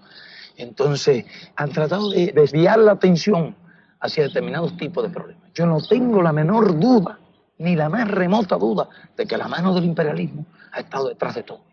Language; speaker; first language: Spanish; native; Spanish